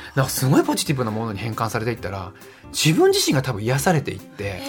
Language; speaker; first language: Japanese; native; Japanese